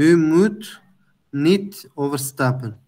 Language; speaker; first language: Dutch; non-native, learner; Turkish